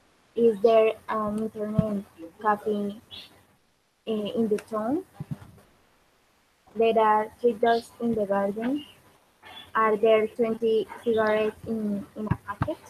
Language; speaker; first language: English; non-native, learner; Spanish